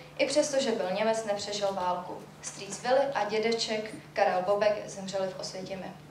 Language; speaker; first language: Czech; native; Czech